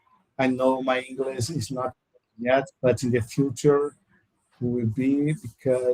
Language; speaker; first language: English; non-native, learner; Portuguese